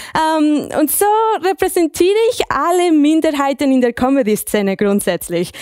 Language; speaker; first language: German; non-native, fluent; Spanish